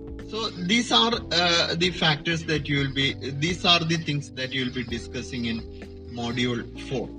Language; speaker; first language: English; non-native, local second language; Malayalam